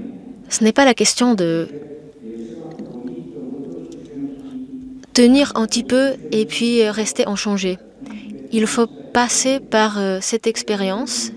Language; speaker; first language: French; non-native, fluent; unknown